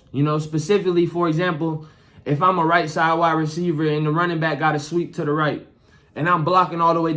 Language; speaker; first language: English; native; English